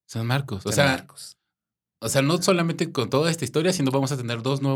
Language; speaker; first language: Spanish; native; Spanish